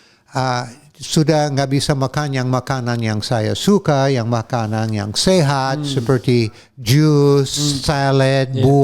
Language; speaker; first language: Indonesian; non-native, fluent; English